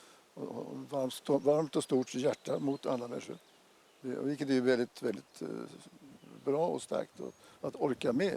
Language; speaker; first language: Swedish; native; Swedish